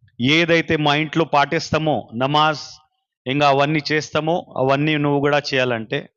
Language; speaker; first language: Telugu; non-native, local second language; Urdu